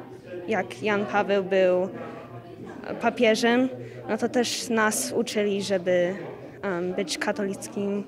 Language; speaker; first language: Polish; early bilingual, other home language; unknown